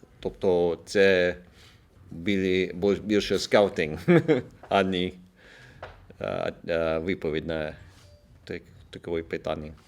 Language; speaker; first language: Ukrainian; non-native, local second language; Russian